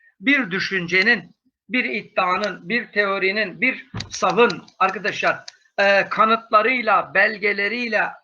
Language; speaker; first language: Turkish; native; Turkish